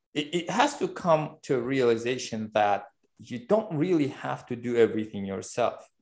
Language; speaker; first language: English; non-native, fluent; Uzbek